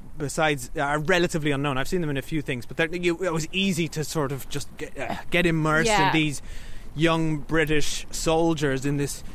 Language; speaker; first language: English; native; English